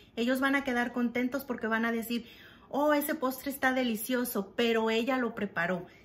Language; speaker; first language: Spanish; native; Spanish